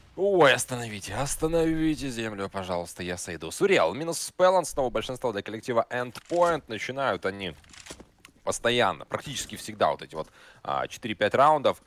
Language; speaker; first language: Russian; native; Russian